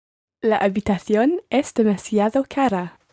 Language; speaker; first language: Spanish; non-native, learner; English